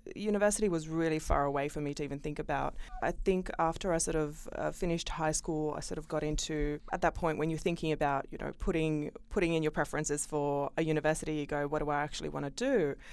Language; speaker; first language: English; early bilingual, other home language; Bosnian